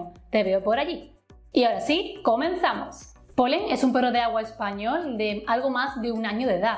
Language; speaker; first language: Spanish; native; Spanish